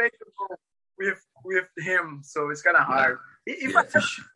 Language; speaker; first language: English; non-native, learner; Portuguese